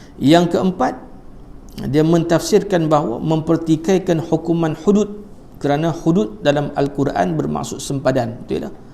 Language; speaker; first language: Malay; native; Malay